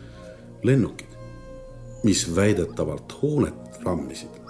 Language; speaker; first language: Estonian; native; Estonian